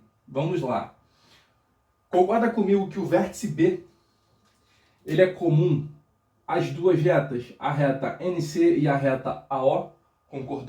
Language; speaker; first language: Portuguese; native; Portuguese